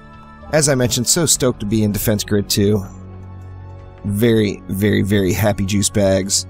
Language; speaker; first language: English; native; English